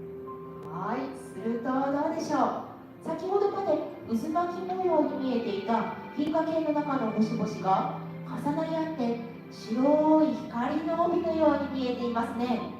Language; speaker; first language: Japanese; native; Japanese